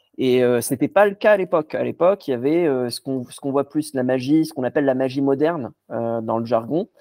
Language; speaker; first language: French; non-native, local second language; Arabic